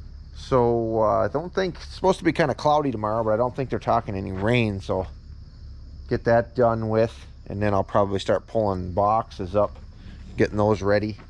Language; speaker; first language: English; native; English